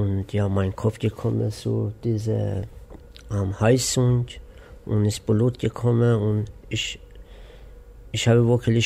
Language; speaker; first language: German; non-native, learner; Persian